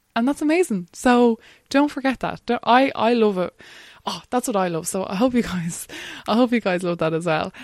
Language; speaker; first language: English; native; English